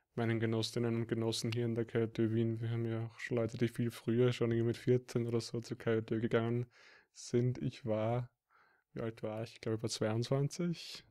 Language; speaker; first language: German; native; German